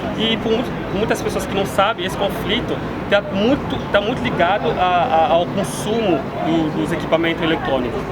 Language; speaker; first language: Portuguese; non-native, fluent; Lingala